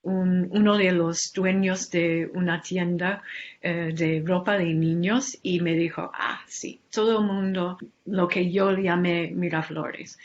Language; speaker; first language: Spanish; non-native, fluent; English